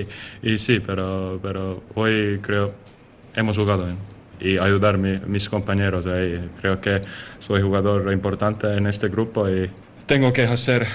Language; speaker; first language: Spanish; non-native, learner; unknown